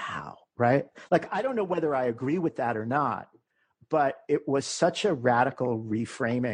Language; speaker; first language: English; native; English